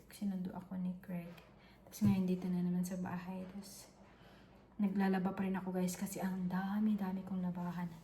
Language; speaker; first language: Filipino; native; Filipino